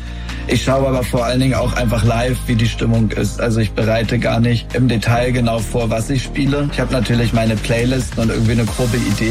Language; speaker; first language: German; native; German